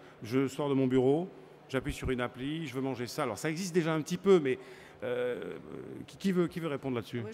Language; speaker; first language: French; native; French